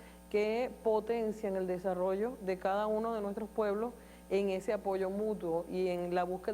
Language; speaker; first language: Spanish; native; Spanish